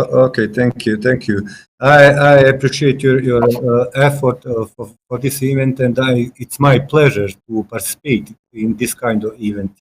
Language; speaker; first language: English; non-native, fluent; Bosnian